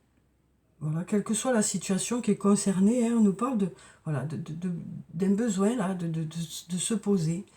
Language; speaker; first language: French; native; French